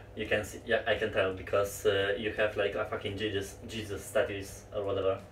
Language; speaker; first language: English; non-native, fluent; Polish